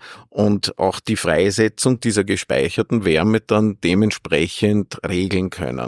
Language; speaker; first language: German; native; German